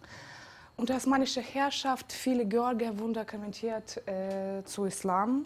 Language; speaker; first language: German; non-native, fluent; Georgian